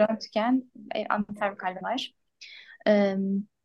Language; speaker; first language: German; non-native, learner; Turkish